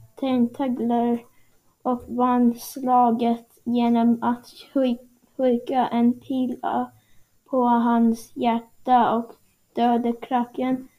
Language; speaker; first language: Swedish; non-native, learner; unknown